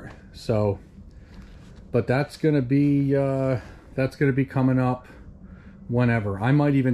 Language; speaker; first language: English; native; English